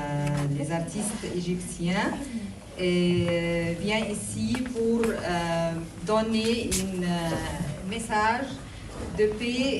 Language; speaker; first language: French; non-native, fluent; Arabic